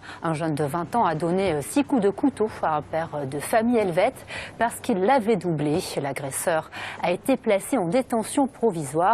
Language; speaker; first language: French; native; French